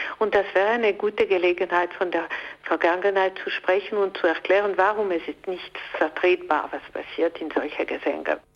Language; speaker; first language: German; non-native, local second language; French